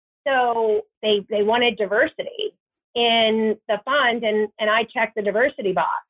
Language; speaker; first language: English; native; English